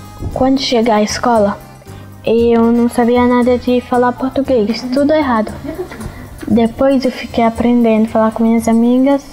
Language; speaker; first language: Portuguese; early bilingual, other home language; Arabic